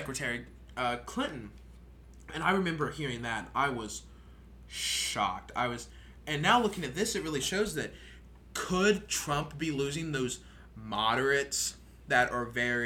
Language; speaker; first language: English; native; English